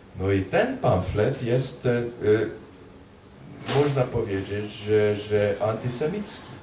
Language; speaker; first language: Polish; non-native, fluent; Hungarian